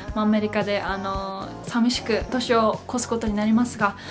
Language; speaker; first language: Japanese; native; Japanese